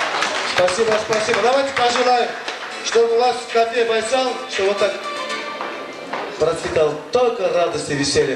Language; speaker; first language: Russian; non-native, local second language; Azerbaijani